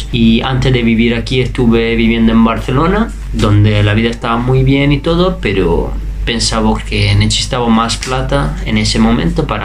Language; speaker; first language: Spanish; non-native, fluent; Italian